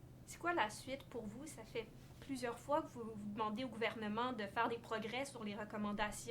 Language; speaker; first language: French; native; French